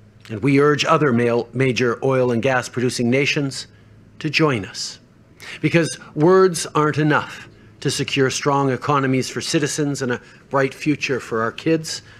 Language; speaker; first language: English; early bilingual, other home language; French